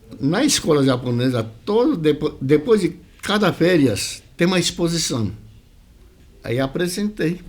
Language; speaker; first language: Portuguese; early bilingual, other home language; Japanese